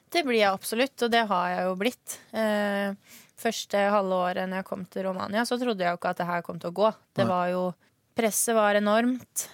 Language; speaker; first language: Norwegian; early bilingual, other home language; Swedish